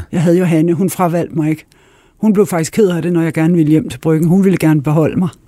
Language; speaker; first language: Danish; native; Danish